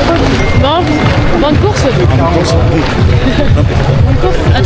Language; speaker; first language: French; native; French